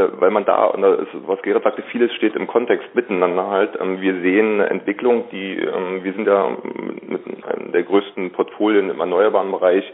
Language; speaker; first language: German; native; German